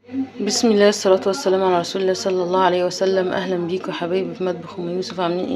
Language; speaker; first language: Arabic; native; Arabic